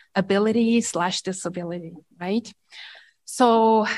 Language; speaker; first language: English; non-native, fluent; Estonian